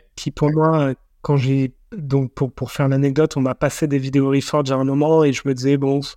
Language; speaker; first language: French; native; French